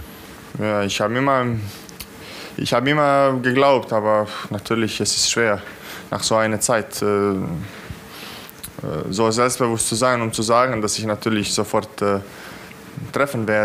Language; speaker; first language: German; non-native, fluent; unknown